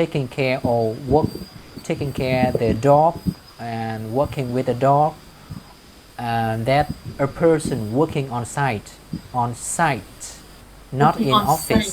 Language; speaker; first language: English; non-native, fluent; Vietnamese